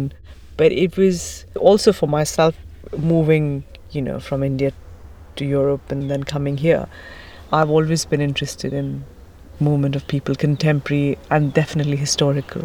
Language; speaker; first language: English; non-native, local second language; Hindi